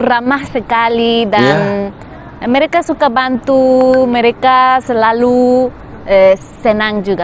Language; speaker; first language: Indonesian; non-native, learner; Spanish